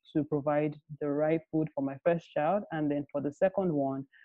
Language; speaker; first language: English; non-native, local second language; Yoruba